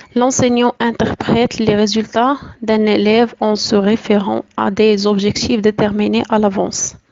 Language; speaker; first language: French; non-native, local second language; Arabic